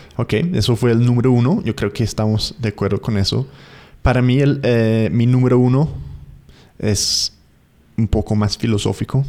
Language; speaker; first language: Spanish; non-native, fluent; English